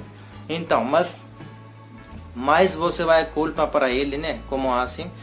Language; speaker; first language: Portuguese; non-native, learner; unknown